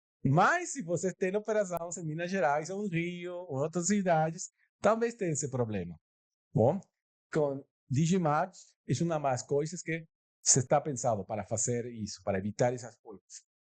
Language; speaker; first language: Portuguese; non-native, learner; Spanish